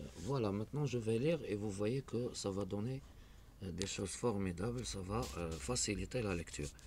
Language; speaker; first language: French; non-native, local second language; Arabic